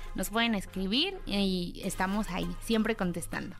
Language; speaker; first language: Spanish; native; Spanish